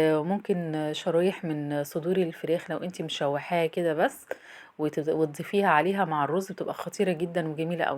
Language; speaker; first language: Arabic; native; Arabic